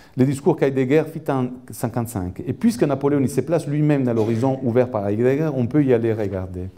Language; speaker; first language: French; non-native, fluent; Italian